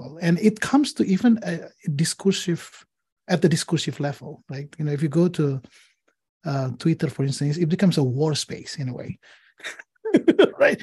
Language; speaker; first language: English; non-native, fluent; Indonesian